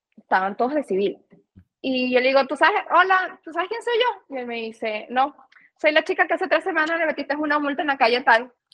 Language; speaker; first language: Spanish; native; Spanish